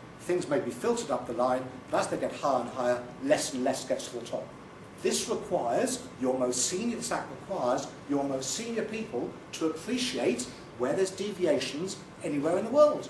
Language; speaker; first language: English; native; English